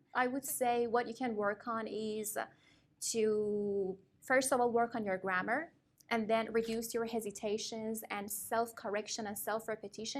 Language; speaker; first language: English; non-native, fluent; Persian